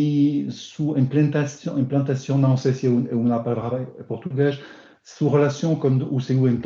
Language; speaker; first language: Portuguese; non-native, learner; French